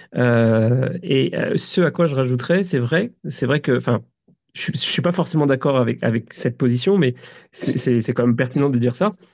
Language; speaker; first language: French; native; French